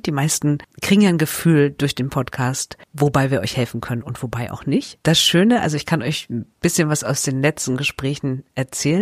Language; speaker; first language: German; native; German